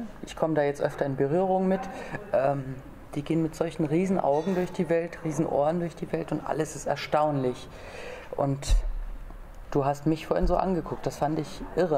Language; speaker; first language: German; native; German